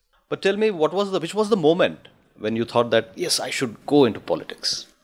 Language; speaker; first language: English; non-native, local second language; Marathi